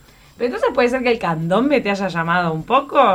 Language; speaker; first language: Spanish; native; Spanish